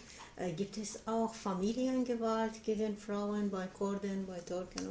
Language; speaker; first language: German; non-native, learner; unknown